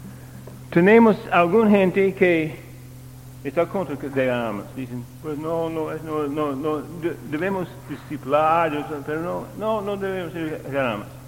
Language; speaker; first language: Spanish; non-native, learner; English